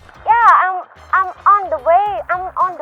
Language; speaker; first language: English; non-native, learner; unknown